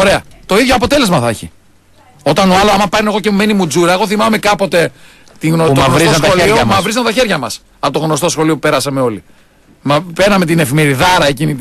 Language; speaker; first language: Greek; native; Greek